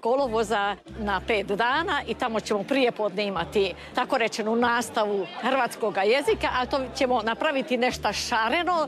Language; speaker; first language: Croatian; early bilingual, heritage; Croatian